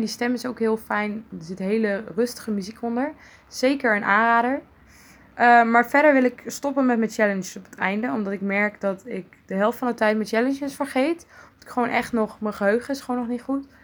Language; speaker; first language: Dutch; native; Dutch